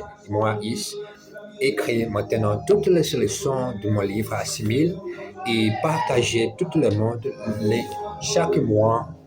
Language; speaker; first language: French; non-native, learner; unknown